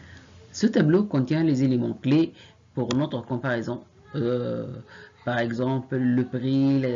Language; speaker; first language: French; non-native, fluent; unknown